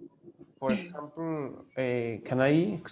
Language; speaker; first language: English; non-native, learner; Spanish